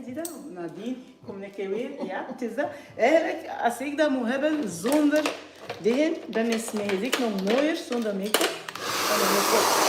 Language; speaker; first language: Dutch; non-native, fluent; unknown